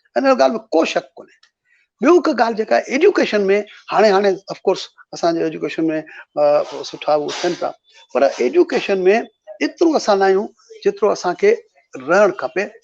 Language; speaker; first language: Sindhi; native; Sindhi